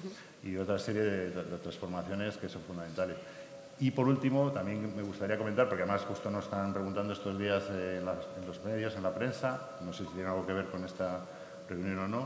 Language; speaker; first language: Spanish; native; Spanish